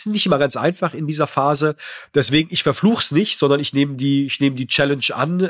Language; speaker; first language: German; native; German